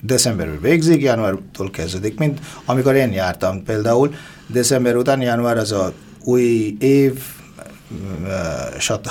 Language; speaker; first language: Hungarian; non-native, fluent; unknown